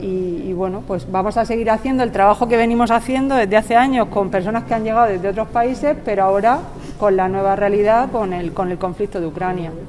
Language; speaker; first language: Spanish; native; Spanish